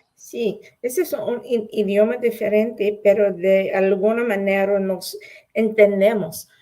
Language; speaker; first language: Spanish; non-native, learner; English